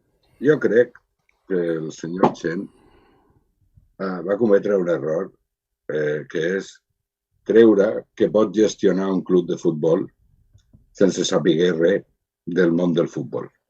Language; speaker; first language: Catalan; non-native, local second language; Spanish